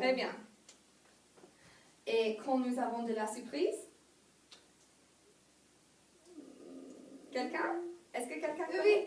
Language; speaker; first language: French; non-native, learner; English